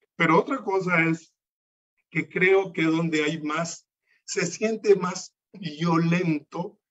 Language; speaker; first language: Spanish; native; Spanish